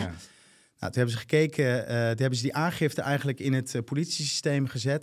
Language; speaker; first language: Dutch; native; Dutch